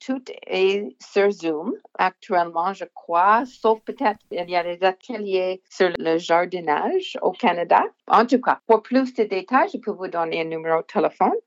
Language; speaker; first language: French; non-native, local second language; English